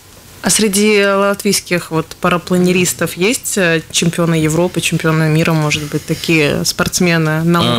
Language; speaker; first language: Russian; native; Russian